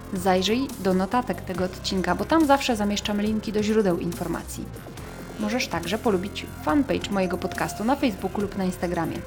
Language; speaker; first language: Polish; native; Polish